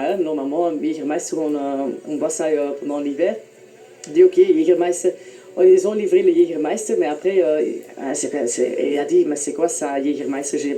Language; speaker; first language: French; non-native, local second language; Dutch